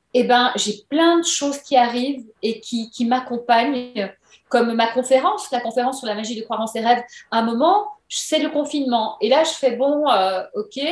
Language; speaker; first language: French; native; French